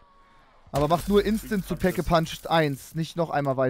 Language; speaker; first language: German; native; German